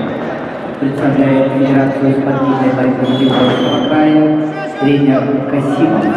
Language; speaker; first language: Russian; native; Russian